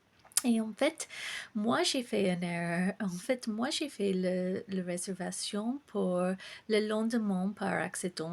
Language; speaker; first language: French; non-native, fluent; English